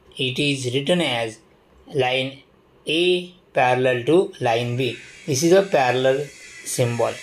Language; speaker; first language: English; non-native, local second language; Marathi